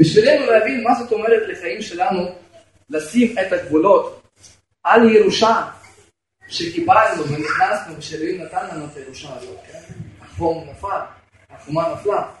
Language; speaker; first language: Hebrew; non-native, fluent; Russian